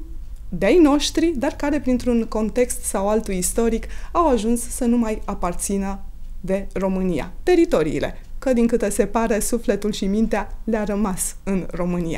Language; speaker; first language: Romanian; native; Romanian